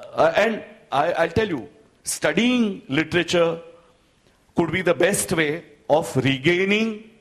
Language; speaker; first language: English; non-native, local second language; Gujarati